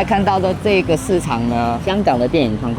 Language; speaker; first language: Chinese; native; Chinese